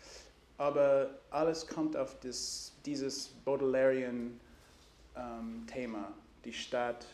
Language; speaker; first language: German; non-native, learner; English